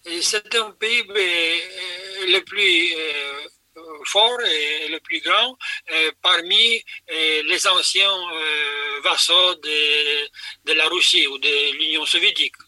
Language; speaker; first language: French; non-native, fluent; Polish